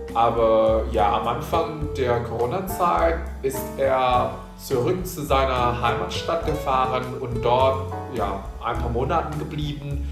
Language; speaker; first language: German; non-native, fluent; Indonesian